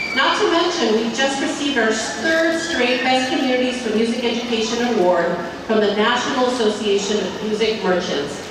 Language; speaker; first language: English; early bilingual, other home language; Spanish